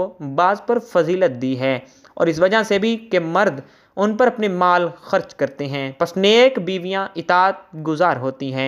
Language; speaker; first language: Urdu; native; Urdu